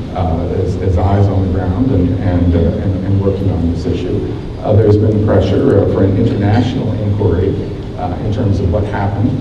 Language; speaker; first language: English; native; English